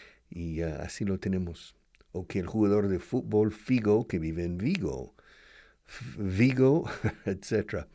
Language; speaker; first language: Spanish; non-native, fluent; English